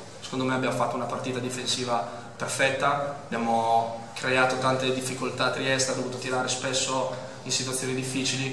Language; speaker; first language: Italian; native; Italian